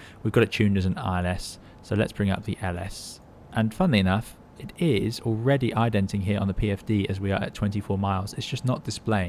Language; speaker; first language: English; native; English